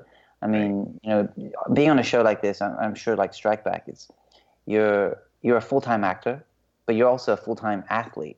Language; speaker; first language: English; native; English